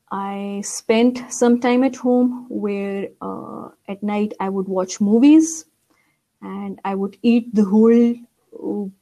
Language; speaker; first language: English; non-native, local second language; Urdu